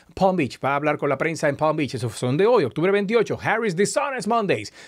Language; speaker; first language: Spanish; native; Spanish